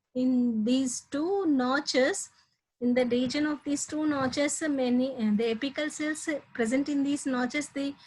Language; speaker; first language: English; non-native, local second language; Telugu